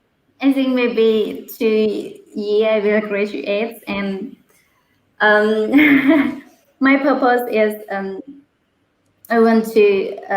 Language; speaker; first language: English; non-native, learner; Khmer